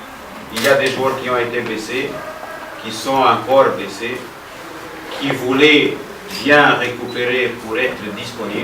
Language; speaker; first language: French; non-native, fluent; Portuguese